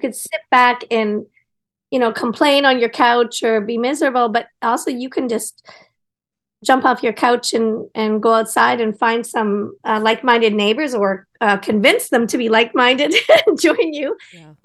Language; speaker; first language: English; native; English